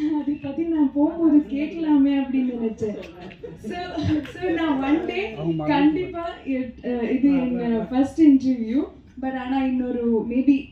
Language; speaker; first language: Tamil; non-native, local second language; Kannada